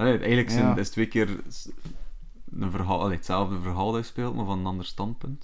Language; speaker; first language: Dutch; native; Dutch